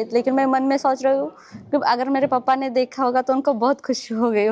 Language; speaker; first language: Hindi; non-native, local second language; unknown